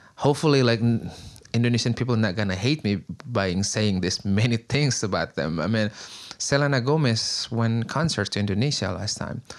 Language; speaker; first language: English; non-native, fluent; Indonesian